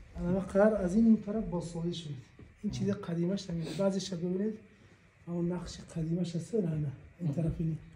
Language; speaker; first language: Persian; native; Persian